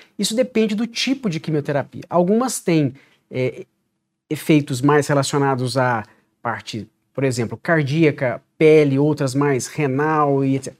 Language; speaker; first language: Portuguese; native; Portuguese